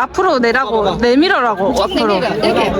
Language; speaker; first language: Korean; native; Korean